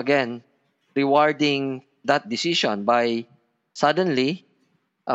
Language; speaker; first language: English; non-native, local second language; Filipino